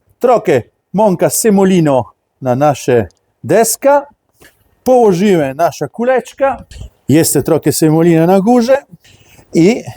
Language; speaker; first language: Polish; non-native, learner; Italian